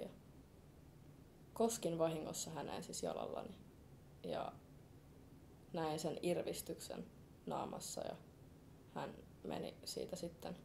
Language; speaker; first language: Finnish; early bilingual, other home language; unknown